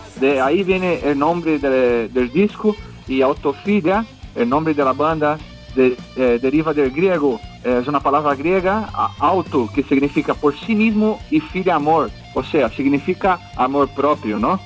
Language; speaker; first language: Spanish; non-native, fluent; Portuguese